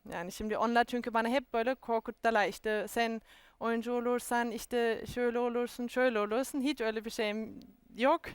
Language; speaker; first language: Turkish; non-native, fluent; German